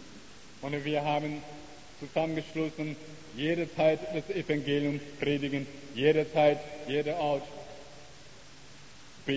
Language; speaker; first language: German; non-native, learner; Chinese